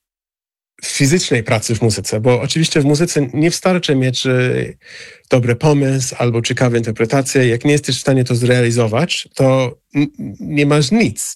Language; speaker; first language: Polish; non-native, fluent; English